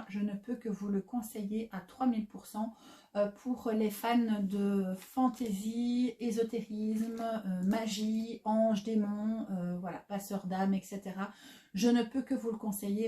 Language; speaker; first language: French; native; French